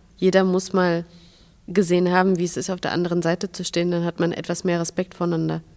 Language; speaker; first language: German; non-native, fluent; Russian